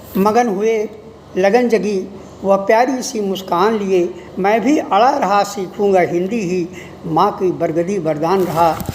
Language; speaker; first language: Hindi; native; Hindi